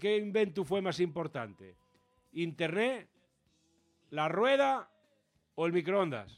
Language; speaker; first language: Spanish; native; Spanish